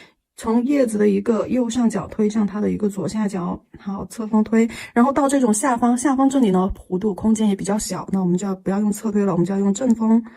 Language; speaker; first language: Chinese; native; Chinese